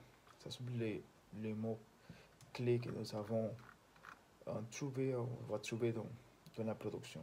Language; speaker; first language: French; non-native, learner; Spanish